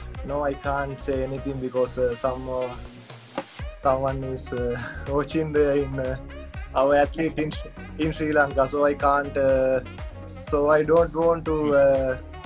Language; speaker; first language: English; non-native, local second language; Sinhala